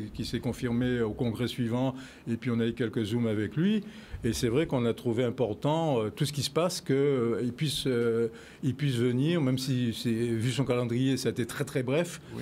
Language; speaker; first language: French; native; French